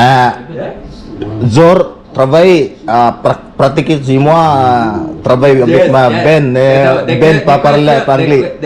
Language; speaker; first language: French; non-native, learner; Filipino